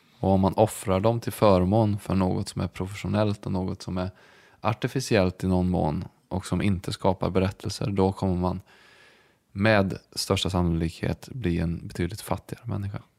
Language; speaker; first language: Swedish; native; Swedish